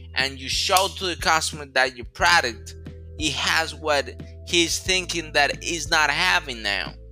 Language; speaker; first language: English; non-native, fluent; Spanish